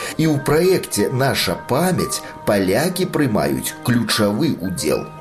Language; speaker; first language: Belarusian; native; Belarusian